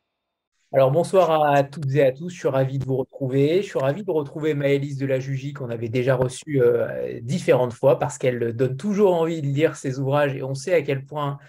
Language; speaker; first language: French; native; French